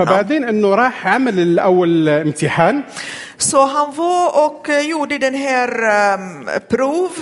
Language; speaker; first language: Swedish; non-native, fluent; Arabic